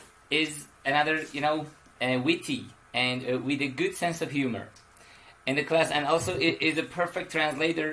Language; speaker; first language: English; non-native, fluent; Persian